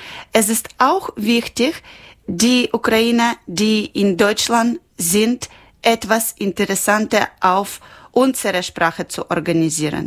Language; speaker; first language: German; non-native, local second language; Ukrainian